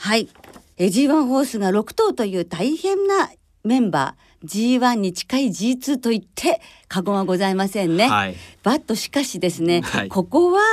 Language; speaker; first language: Japanese; native; Japanese